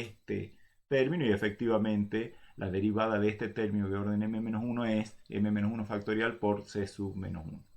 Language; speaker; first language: Spanish; native; Spanish